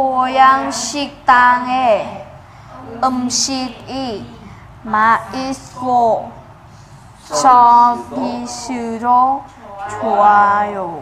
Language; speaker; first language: Korean; non-native, learner; Vietnamese